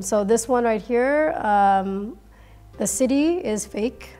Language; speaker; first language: English; early bilingual, other home language; Khmer